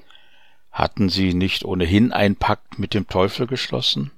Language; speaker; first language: German; native; German